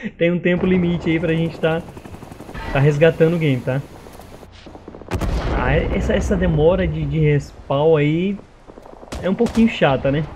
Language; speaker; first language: Portuguese; native; Portuguese